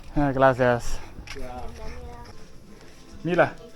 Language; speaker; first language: Spanish; non-native, learner; Chinese